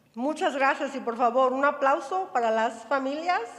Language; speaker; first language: Spanish; early bilingual, heritage; Spanish